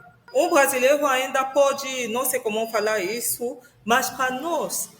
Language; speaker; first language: Portuguese; non-native, fluent; French